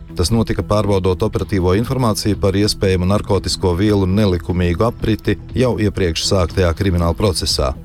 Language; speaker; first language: Latvian; native; Latvian